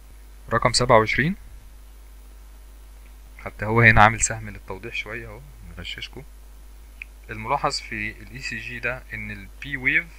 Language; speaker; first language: Arabic; native; Arabic